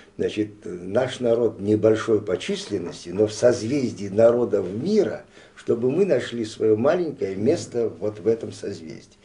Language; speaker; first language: Russian; non-native, local second language; Abkhazian